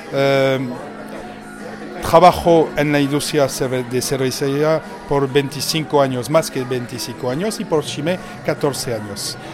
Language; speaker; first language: Spanish; non-native, learner; French